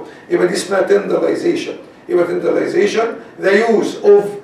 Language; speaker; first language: Arabic; native; Arabic